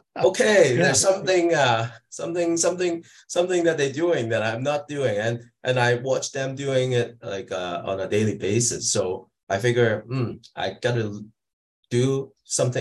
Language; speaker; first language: English; non-native, local second language; Cantonese